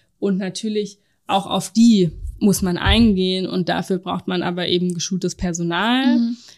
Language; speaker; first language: German; native; German